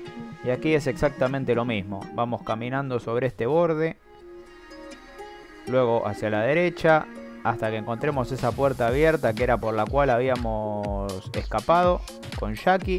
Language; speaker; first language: Spanish; native; Spanish